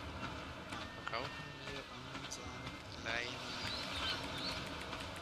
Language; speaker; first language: German; native; German